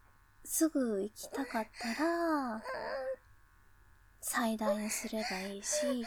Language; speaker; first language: Japanese; native; Japanese